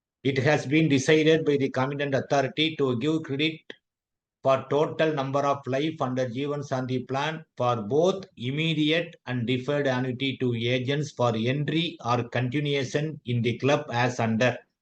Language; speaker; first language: English; non-native, local second language; Tamil